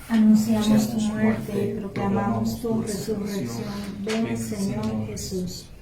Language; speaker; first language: Spanish; native; Spanish